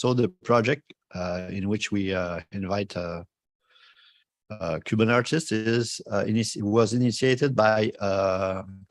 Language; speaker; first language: English; non-native, fluent; French